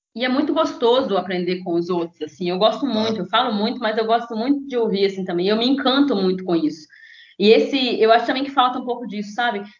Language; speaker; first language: Portuguese; native; Portuguese